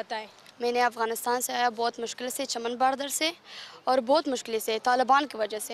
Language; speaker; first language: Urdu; non-native, learner; Persian